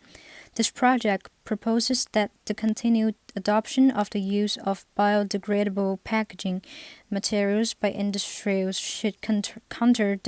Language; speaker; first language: English; non-native, fluent; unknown